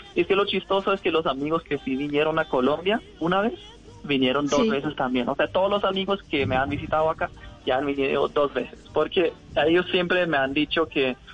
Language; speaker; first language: Spanish; non-native, fluent; German